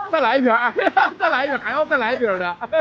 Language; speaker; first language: Chinese; native; Chinese